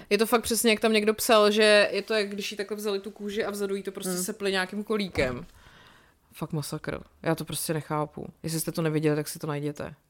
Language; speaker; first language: Czech; native; Czech